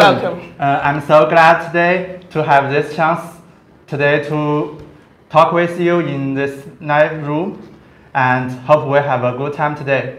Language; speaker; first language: English; non-native, learner; Chinese